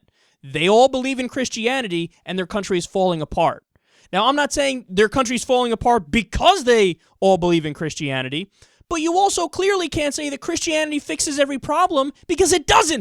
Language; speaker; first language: English; native; English